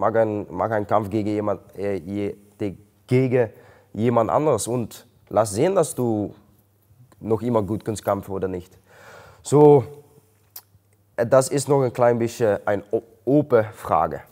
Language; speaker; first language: German; non-native, learner; Dutch